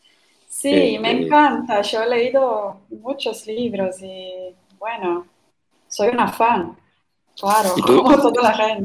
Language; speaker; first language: Spanish; non-native, fluent; Portuguese